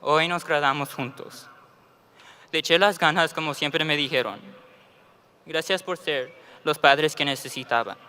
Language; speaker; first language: Spanish; early bilingual, heritage; Spanish